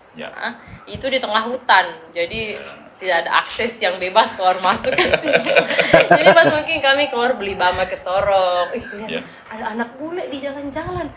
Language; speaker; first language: Indonesian; native; Indonesian